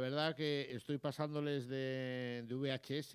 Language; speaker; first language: Spanish; native; Spanish